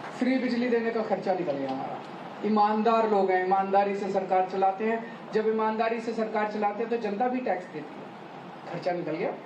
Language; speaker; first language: Hindi; native; Hindi